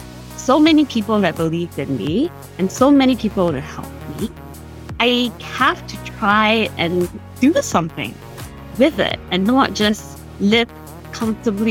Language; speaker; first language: English; non-native, local second language; Cantonese